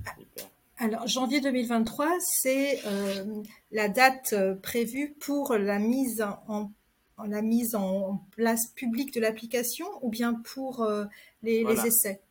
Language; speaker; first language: French; native; French